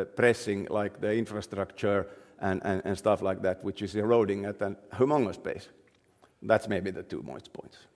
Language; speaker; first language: English; non-native, fluent; Finnish